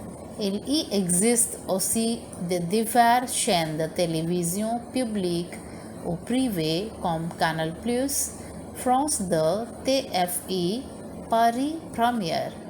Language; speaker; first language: French; non-native, learner; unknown